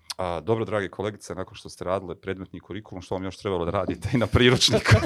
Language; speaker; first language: Bosnian; native; Bosnian